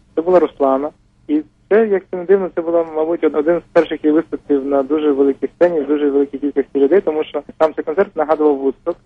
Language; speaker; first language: Ukrainian; native; Ukrainian